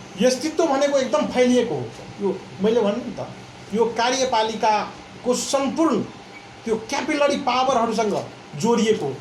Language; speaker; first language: Nepali; non-native, local second language; Maithili